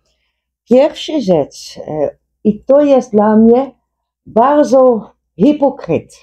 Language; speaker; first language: Polish; non-native, learner; Dutch